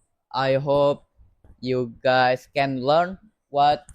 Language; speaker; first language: English; non-native, learner; Indonesian